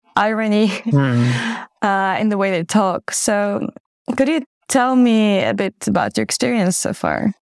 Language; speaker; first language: English; non-native, fluent; Ukrainian